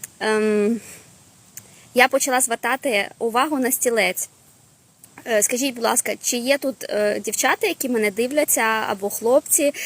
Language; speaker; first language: Ukrainian; non-native, local second language; Russian